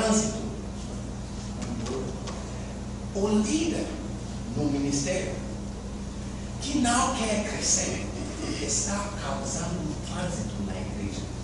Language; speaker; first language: Portuguese; non-native, fluent; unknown